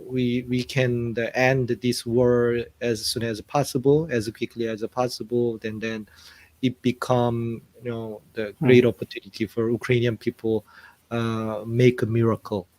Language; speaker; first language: English; non-native, fluent; Korean